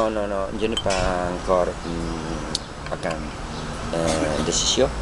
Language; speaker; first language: French; non-native, learner; Spanish